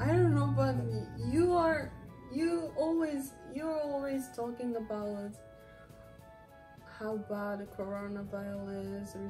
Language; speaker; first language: English; non-native, learner; Japanese